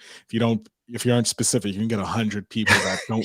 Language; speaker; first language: English; native; English